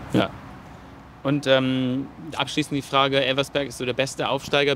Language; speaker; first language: German; native; German